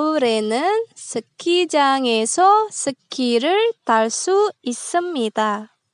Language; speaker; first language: Korean; non-native, fluent; Indonesian